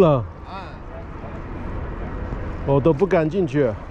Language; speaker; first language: Chinese; non-native, fluent; English